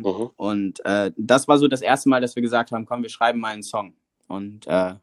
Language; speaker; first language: German; native; German